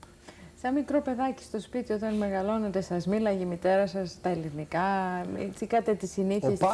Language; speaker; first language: Greek; native; Greek